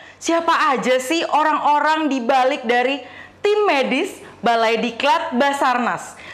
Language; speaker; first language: Indonesian; native; Indonesian